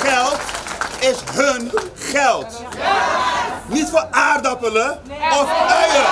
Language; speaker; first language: Dutch; native; Dutch